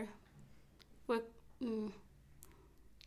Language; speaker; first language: English; non-native, local second language; Kinyarwanda